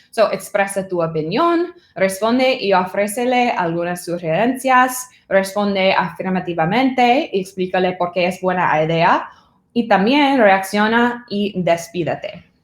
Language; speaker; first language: Spanish; non-native, fluent; English